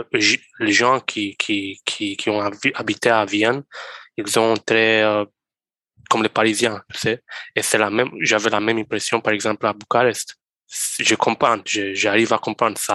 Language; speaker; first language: French; non-native, learner; Romanian